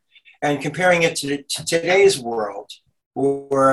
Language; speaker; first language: English; native; English